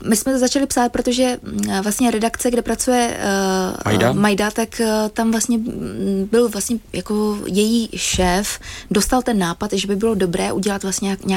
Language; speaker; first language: Czech; native; Czech